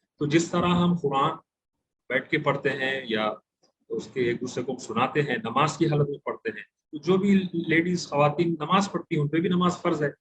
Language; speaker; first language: Urdu; native; Urdu